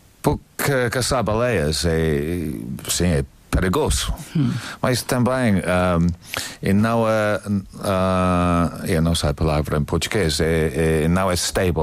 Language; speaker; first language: Portuguese; non-native, learner; English